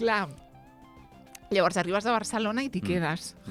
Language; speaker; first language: Catalan; native; Catalan